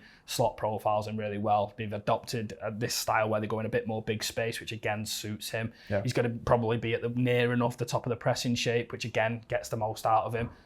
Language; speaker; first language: English; native; English